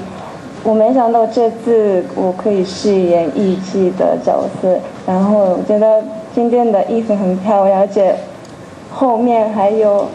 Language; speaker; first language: Chinese; non-native, fluent; Japanese